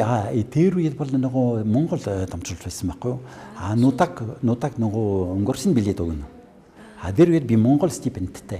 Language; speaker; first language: Mongolian; non-native, fluent; French